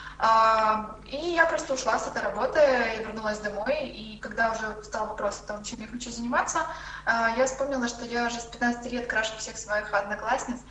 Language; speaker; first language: Russian; native; Russian